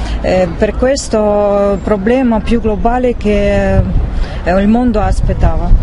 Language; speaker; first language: Italian; non-native, learner; Russian